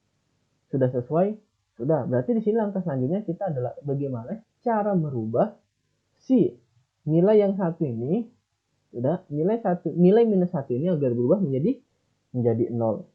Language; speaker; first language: Indonesian; native; Indonesian